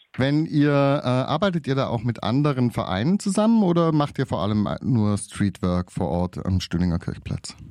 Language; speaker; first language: German; native; German